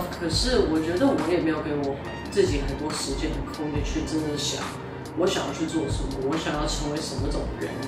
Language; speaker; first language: Chinese; non-native, fluent; English